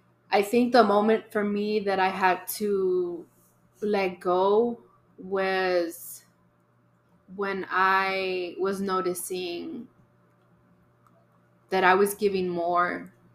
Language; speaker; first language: English; early bilingual, other home language; Spanish